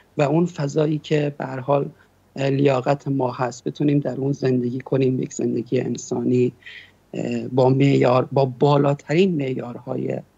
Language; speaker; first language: Persian; native; Persian